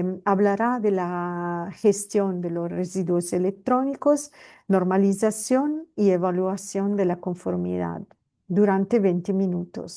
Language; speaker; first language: Spanish; non-native, fluent; Italian